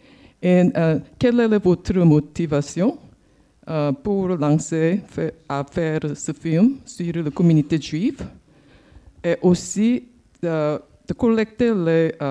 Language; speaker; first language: French; non-native, learner; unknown